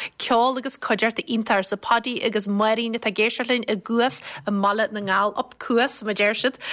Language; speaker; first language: Irish; native; Irish